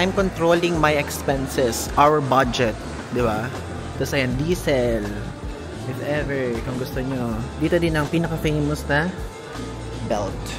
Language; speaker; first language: Filipino; native; Filipino